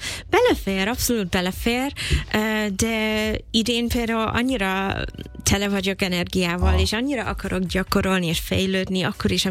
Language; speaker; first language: Hungarian; non-native, fluent; English